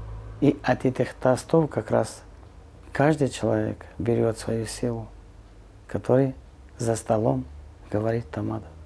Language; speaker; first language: Russian; non-native, local second language; Georgian